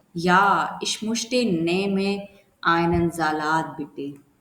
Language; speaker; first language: German; non-native, learner; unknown